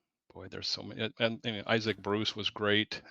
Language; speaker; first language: English; native; English